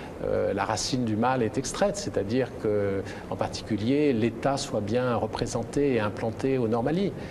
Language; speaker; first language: French; native; French